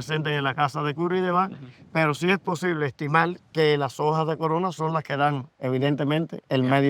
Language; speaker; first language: Spanish; native; Spanish